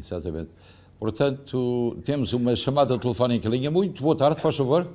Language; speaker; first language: Portuguese; native; Portuguese